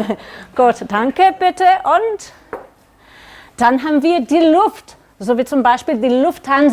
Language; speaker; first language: German; non-native, learner; Catalan